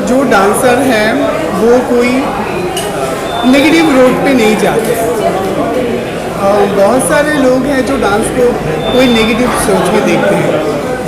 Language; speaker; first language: Hindi; non-native, local second language; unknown